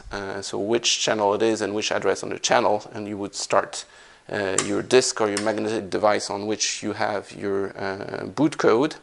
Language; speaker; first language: English; non-native, fluent; French